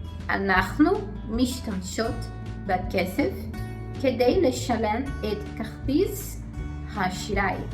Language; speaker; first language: Hebrew; non-native, fluent; Portuguese